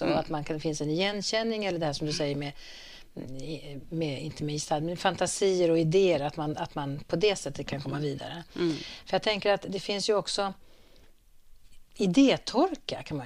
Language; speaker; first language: Swedish; native; Swedish